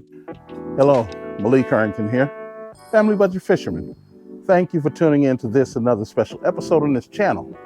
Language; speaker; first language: English; native; English